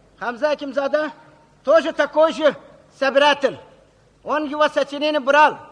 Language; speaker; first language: Russian; non-native, local second language; Uzbek